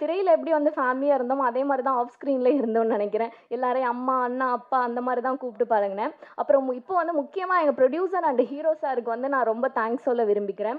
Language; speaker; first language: Tamil; native; Tamil